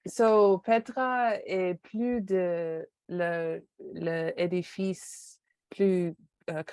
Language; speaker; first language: French; non-native, learner; English